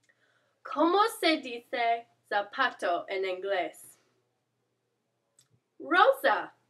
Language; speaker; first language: Spanish; non-native, learner; English